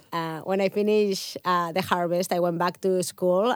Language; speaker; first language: English; non-native, fluent; Catalan